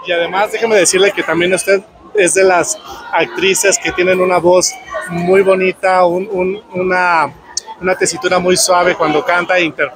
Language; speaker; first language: Spanish; native; Spanish